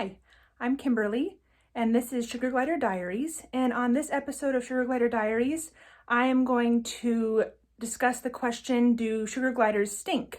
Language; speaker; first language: English; native; English